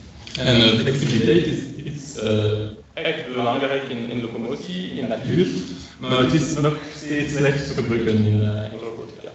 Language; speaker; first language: Dutch; non-native, local second language; French